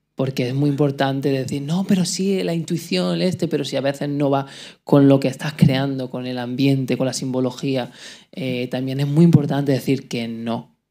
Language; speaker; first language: Spanish; native; Spanish